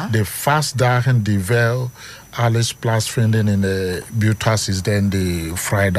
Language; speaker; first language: Dutch; non-native, learner; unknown